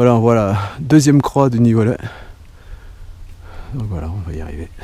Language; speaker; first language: French; native; French